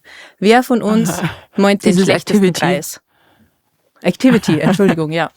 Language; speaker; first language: German; native; German